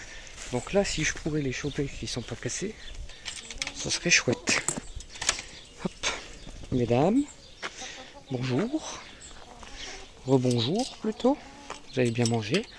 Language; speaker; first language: French; native; French